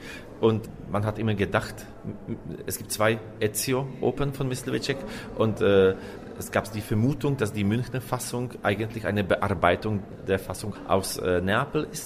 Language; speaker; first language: German; non-native, fluent; Czech